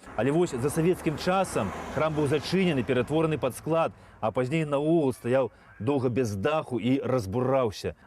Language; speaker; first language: Belarusian; native; Belarusian